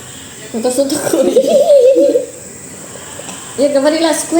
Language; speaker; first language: Russian; non-native, learner; Filipino